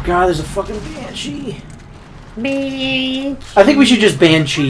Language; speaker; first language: English; native; English